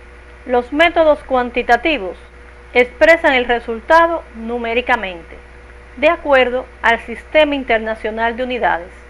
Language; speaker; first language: Spanish; native; Spanish